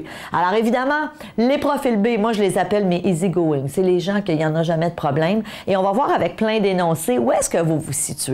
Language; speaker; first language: French; native; French